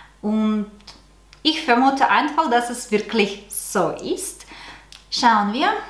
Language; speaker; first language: German; non-native, learner; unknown